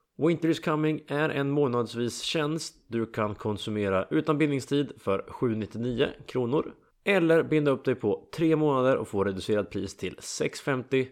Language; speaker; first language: Swedish; native; Swedish